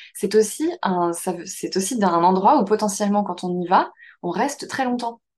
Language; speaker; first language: French; native; French